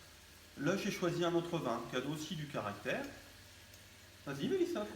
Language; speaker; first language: French; native; French